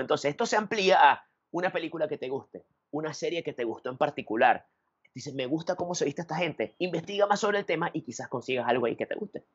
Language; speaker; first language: Spanish; native; Spanish